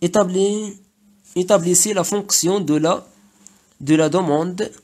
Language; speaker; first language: French; non-native, local second language; Arabic